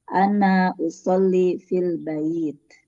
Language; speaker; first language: Arabic; non-native, learner; Indonesian